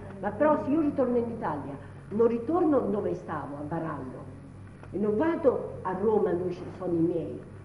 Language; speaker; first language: Italian; native; Italian